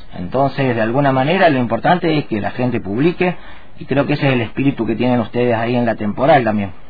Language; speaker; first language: Spanish; native; Spanish